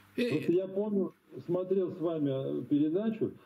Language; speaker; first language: Russian; native; Russian